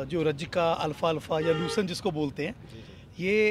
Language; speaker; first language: Hindi; native; Hindi